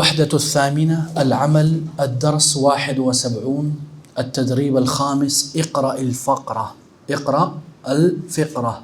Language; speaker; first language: Arabic; non-native, fluent; Urdu